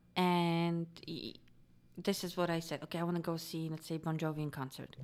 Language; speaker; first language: English; non-native, fluent; Polish